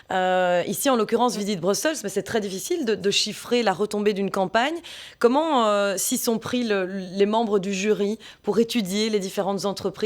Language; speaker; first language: French; native; French